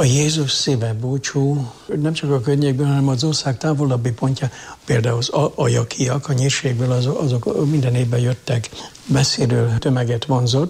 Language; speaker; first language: Hungarian; native; Hungarian